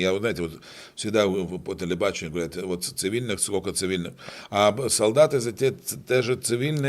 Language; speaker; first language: Ukrainian; non-native, local second language; Russian